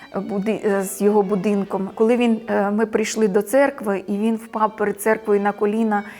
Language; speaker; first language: Ukrainian; native; Ukrainian